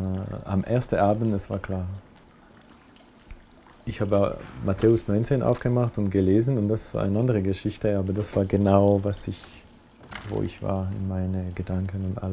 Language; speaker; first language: German; non-native, local second language; French